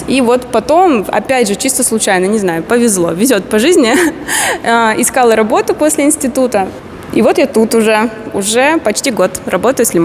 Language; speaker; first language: Russian; native; Russian